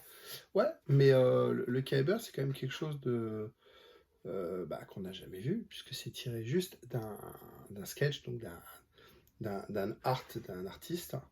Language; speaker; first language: French; native; French